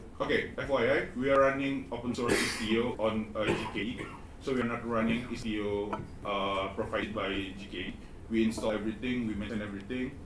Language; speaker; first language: English; non-native, fluent; Indonesian